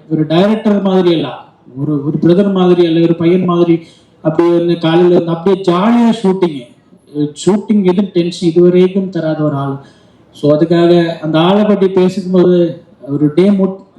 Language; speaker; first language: Tamil; non-native, learner; Malayalam